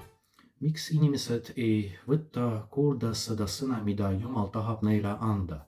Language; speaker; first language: Estonian; non-native, fluent; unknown